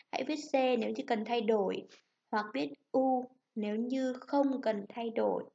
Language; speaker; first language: Vietnamese; native; Vietnamese